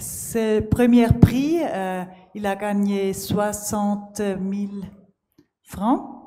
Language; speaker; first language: French; non-native, learner; German